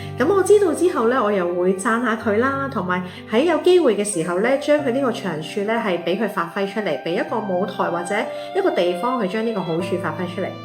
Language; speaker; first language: Cantonese; native; Cantonese